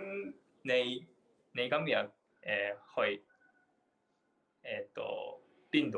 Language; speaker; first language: Cantonese; non-native, learner; Japanese